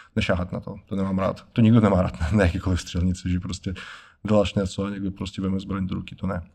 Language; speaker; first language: Czech; non-native, fluent; Russian